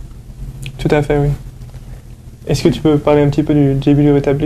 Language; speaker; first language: French; native; French